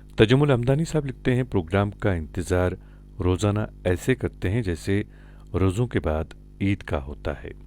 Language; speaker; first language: Hindi; non-native, local second language; Kashmiri